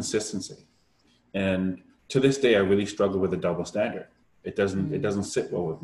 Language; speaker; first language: English; non-native, fluent; German